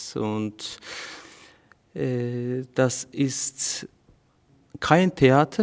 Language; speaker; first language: German; non-native, learner; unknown